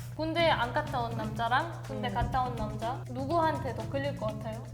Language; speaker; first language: Korean; non-native, fluent; German